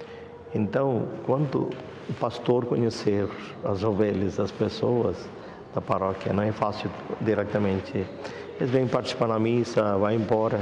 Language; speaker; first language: Portuguese; non-native, fluent; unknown